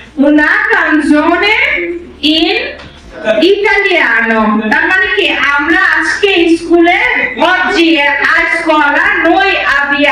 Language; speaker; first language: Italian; non-native, fluent; Bangla